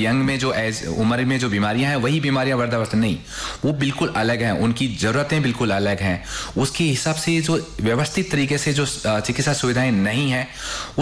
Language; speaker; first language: Hindi; native; Hindi